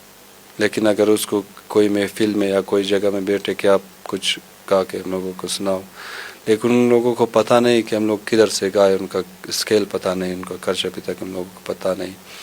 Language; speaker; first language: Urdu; non-native, local second language; Hazaragi